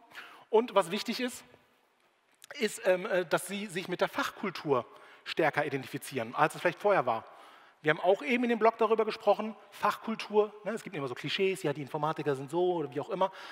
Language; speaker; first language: German; native; German